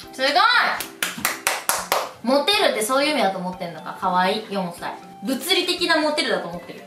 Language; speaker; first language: Japanese; native; Japanese